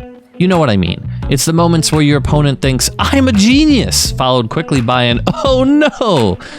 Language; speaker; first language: English; native; English